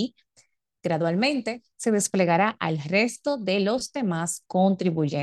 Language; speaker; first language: Spanish; native; Spanish